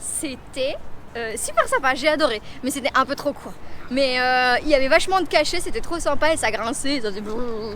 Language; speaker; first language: French; native; French